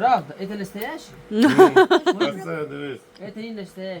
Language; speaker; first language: Russian; non-native, learner; Arabic